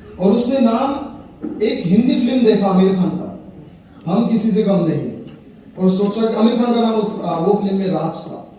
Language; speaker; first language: Hindi; non-native, local second language; Nepali